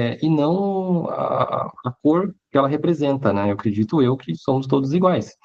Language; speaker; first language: Portuguese; early bilingual, other home language; Chinese